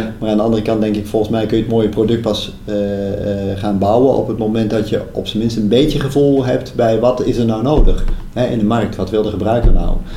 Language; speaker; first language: Dutch; native; Dutch